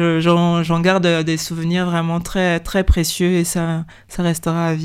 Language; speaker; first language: French; native; French